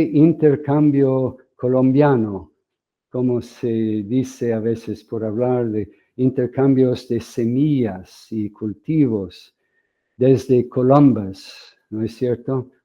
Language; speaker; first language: Spanish; non-native, fluent; English